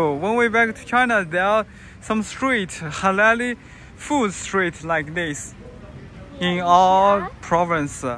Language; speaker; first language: English; non-native, learner; Chinese